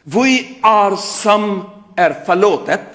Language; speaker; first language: Swedish; non-native, fluent; Urdu